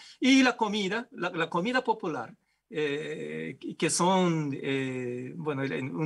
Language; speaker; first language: Spanish; non-native, fluent; Japanese